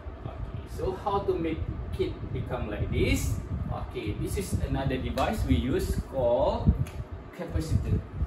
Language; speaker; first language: English; non-native, local second language; Malay